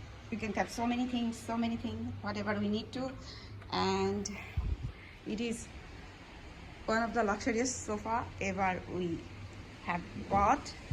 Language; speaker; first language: English; non-native, local second language; Bangla